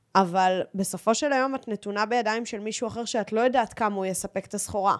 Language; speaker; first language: Hebrew; native; Hebrew